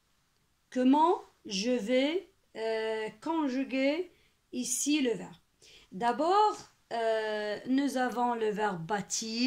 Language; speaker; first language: French; non-native, local second language; Arabic